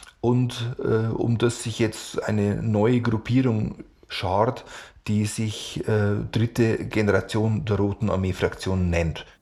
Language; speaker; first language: German; native; German